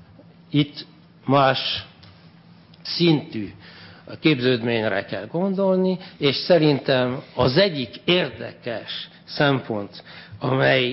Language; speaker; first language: Hungarian; non-native, fluent; French